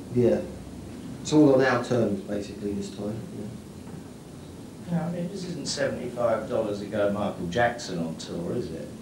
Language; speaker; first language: English; native; English